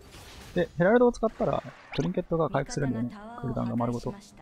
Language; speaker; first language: Japanese; native; Japanese